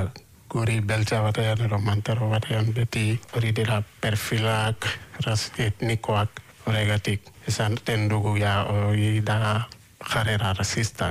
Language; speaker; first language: Basque; non-native, learner; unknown